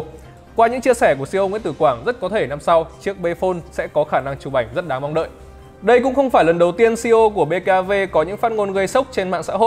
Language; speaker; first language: Vietnamese; native; Vietnamese